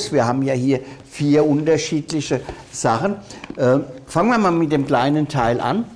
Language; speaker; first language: German; native; German